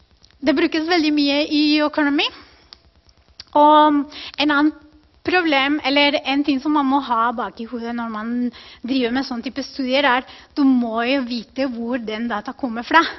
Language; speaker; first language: Norwegian; non-native, fluent; Spanish